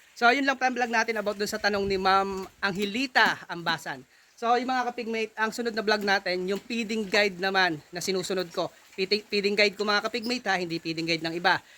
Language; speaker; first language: Filipino; non-native, local second language; Iloko